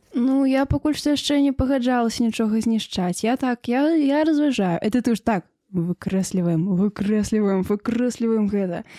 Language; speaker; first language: Belarusian; non-native, local second language; Russian